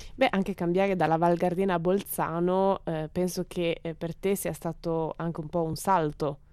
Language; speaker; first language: Italian; native; Italian